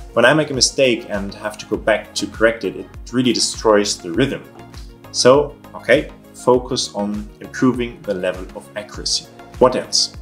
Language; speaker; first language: English; non-native, fluent; German